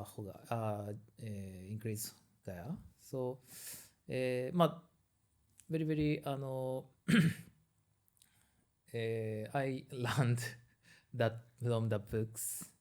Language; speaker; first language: English; non-native, learner; Japanese